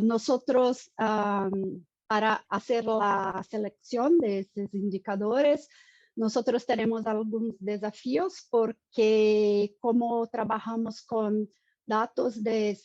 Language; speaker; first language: Spanish; non-native, fluent; Portuguese